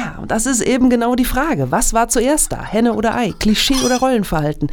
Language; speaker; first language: German; native; German